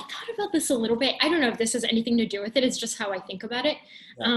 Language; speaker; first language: English; early bilingual, other home language; Bulgarian